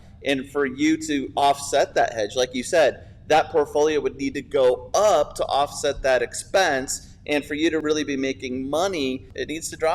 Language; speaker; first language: English; native; English